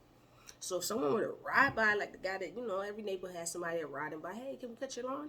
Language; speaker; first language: English; native; English